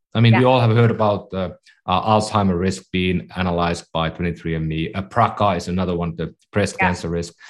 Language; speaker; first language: English; non-native, fluent; Finnish